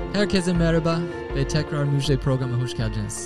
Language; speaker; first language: Turkish; non-native, fluent; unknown